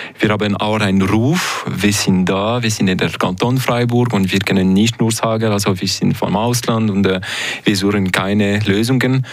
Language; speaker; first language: German; non-native, local second language; Italian